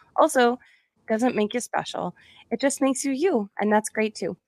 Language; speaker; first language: English; native; English